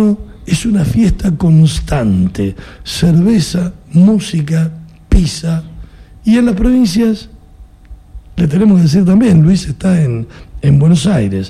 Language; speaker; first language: Spanish; native; Spanish